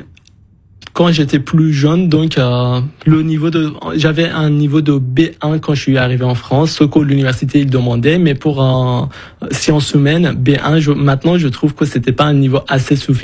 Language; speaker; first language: French; non-native, fluent; Persian